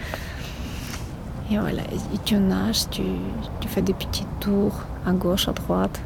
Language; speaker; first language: French; non-native, fluent; Ukrainian